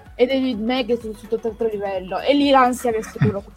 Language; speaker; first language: Italian; native; Italian